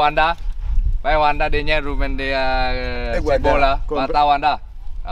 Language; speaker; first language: Portuguese; non-native, learner; Vietnamese